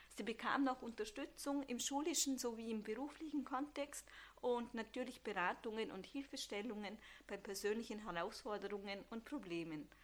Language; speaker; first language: German; early bilingual, other home language; Turkish